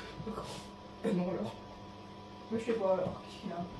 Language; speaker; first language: French; native; French